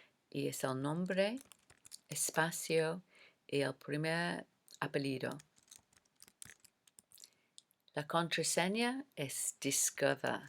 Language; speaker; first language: Spanish; non-native, learner; English